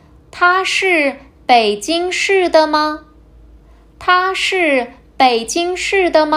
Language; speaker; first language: Chinese; non-native, fluent; Kazakh